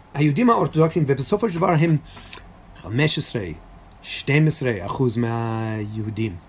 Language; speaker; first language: Hebrew; non-native, fluent; English